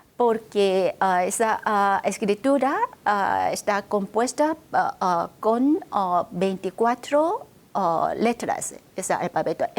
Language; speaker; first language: Spanish; non-native, fluent; Korean